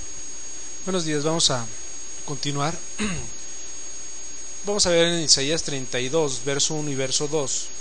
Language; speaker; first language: Spanish; native; Spanish